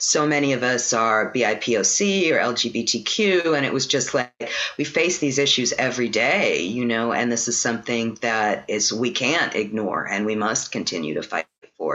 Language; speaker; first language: English; native; English